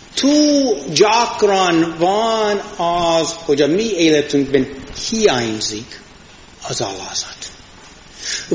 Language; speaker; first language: Hungarian; non-native, fluent; English